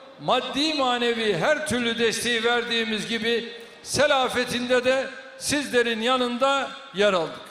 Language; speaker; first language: Turkish; native; Turkish